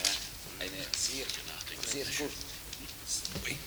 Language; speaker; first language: German; non-native, fluent; Italian